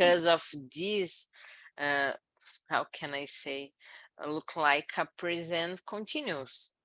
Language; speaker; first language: English; non-native, learner; Portuguese